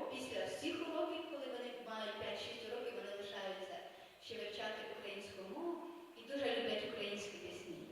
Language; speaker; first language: Ukrainian; early bilingual, heritage; Ukrainian